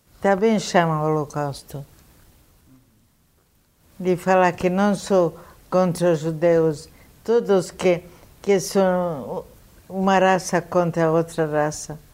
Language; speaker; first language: Portuguese; non-native, fluent; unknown